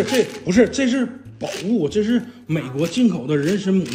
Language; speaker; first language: Chinese; native; Chinese